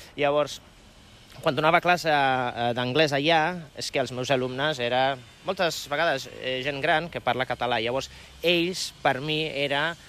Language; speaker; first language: Catalan; non-native, fluent; Polish